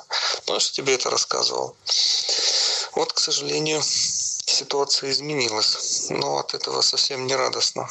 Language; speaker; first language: Russian; native; Russian